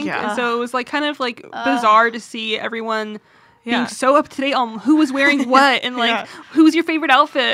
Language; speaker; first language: English; native; English